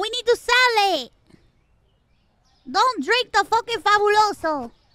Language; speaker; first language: English; early bilingual, other home language; Spanish